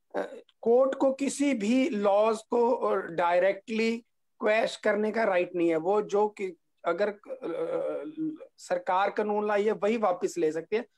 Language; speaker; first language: Hindi; native; Hindi